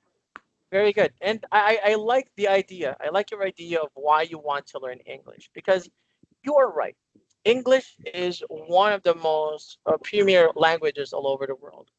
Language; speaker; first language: English; non-native, local second language; Filipino